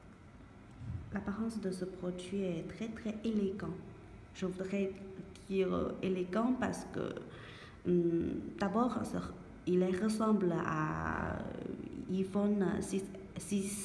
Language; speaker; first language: French; non-native, learner; Chinese